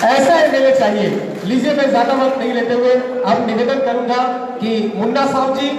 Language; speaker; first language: Hindi; non-native, local second language; Bangla